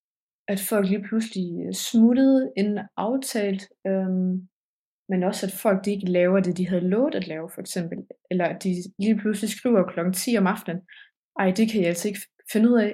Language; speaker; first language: Danish; early bilingual, heritage; Danish